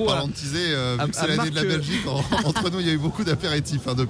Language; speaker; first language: French; native; French